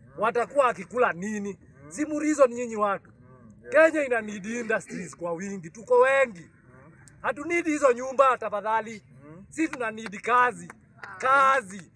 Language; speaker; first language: Swahili; non-native, local second language; Kikuyu